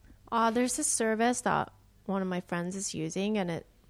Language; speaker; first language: English; non-native, fluent; Japanese